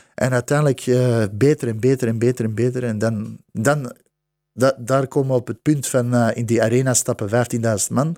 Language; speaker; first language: Dutch; early bilingual, other home language; Bosnian